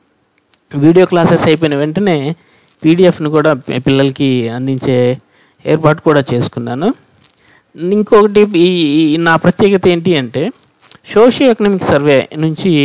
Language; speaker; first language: Telugu; native; Telugu